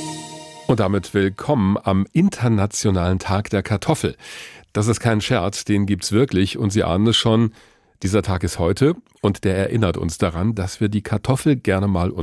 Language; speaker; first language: German; native; German